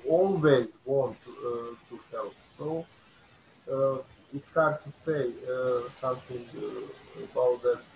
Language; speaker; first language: English; non-native, learner; Bosnian